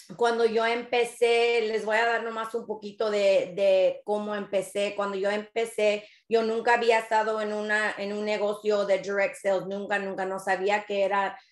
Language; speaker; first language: Spanish; early bilingual, heritage; Spanish